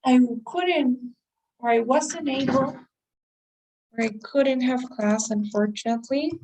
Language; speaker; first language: English; non-native, fluent; Spanish